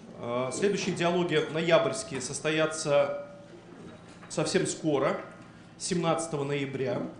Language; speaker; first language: Russian; native; Russian